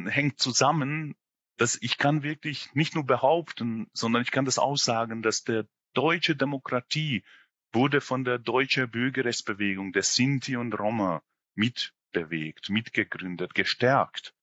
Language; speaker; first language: German; non-native, fluent; Hungarian